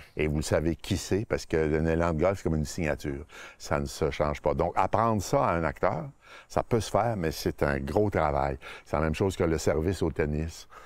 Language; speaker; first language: French; native; French